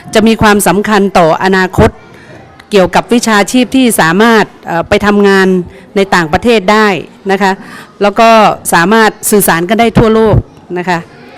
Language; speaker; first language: Thai; native; Thai